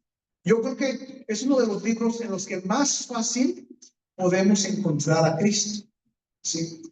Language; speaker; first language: Spanish; native; Spanish